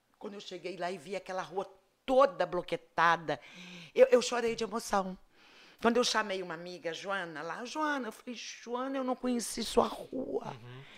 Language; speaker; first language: Portuguese; native; Portuguese